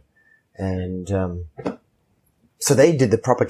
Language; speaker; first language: English; native; English